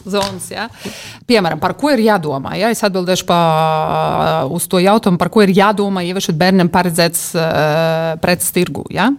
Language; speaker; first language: Latvian; non-native, local second language; Russian